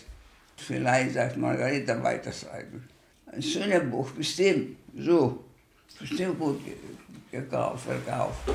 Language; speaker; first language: German; non-native, learner; Greek